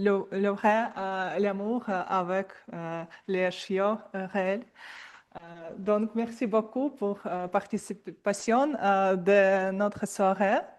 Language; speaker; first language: French; non-native, learner; Russian